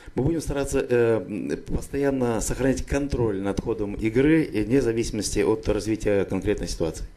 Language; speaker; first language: Russian; non-native, fluent; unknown